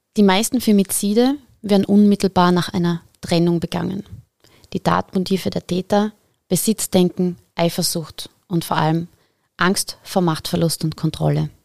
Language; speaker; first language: German; native; German